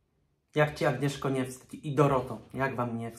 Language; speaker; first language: Polish; native; Polish